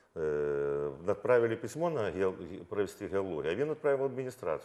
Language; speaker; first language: Russian; non-native, local second language; Ukrainian